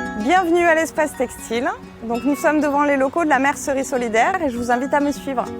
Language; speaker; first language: French; native; French